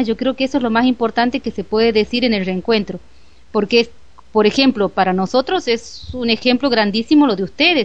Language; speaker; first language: Spanish; native; Spanish